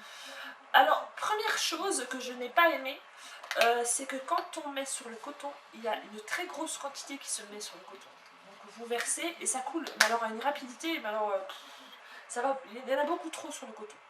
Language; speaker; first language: French; native; French